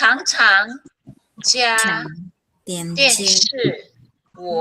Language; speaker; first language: Chinese; non-native, fluent; Filipino